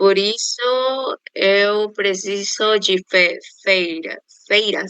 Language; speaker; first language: Portuguese; non-native, learner; Spanish